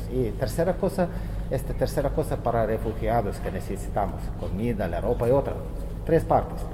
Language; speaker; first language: Spanish; non-native, learner; Ukrainian